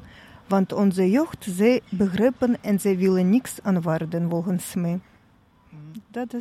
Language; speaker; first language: Dutch; non-native, learner; Russian